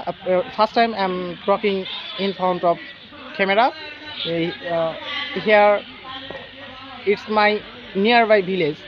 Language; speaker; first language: English; non-native, learner; Bangla